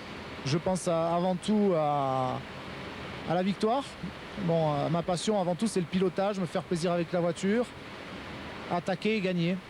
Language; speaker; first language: French; native; French